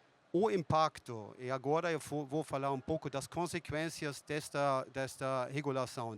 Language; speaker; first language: Portuguese; non-native, fluent; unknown